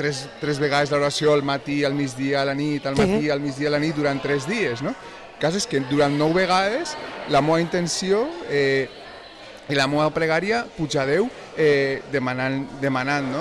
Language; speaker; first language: Catalan; native; Catalan